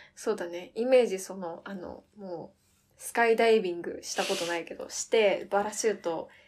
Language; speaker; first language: Japanese; early bilingual, heritage; Japanese